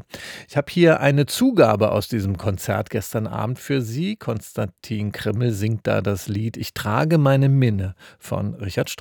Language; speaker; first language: German; native; German